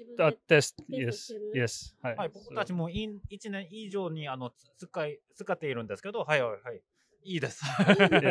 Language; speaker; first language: Japanese; non-native, learner; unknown